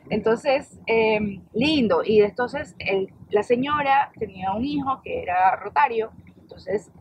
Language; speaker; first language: Spanish; native; Spanish